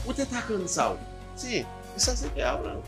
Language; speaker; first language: Spanish; non-native, fluent; Haitian Creole